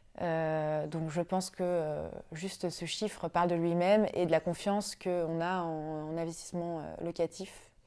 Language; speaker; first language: French; native; French